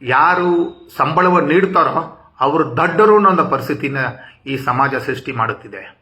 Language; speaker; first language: Kannada; non-native, local second language; Tamil